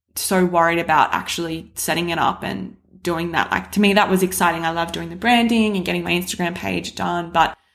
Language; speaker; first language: English; native; English